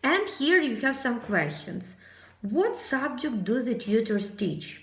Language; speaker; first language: English; non-native, fluent; Ukrainian